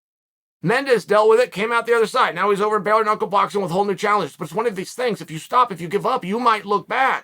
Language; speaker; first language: English; native; English